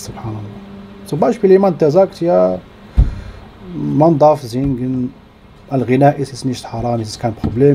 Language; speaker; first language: German; non-native, learner; Arabic